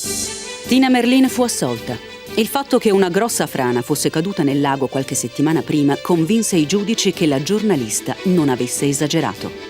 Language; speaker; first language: Italian; native; Italian